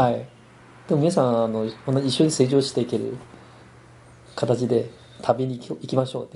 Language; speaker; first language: Japanese; non-native, fluent; Min Nan Chinese